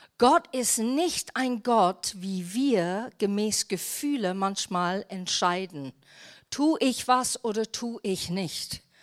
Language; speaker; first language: German; non-native, fluent; English